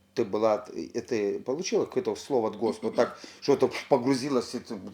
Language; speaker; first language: Russian; non-native, local second language; Ukrainian